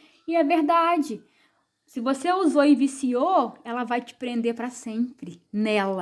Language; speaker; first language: Portuguese; native; Portuguese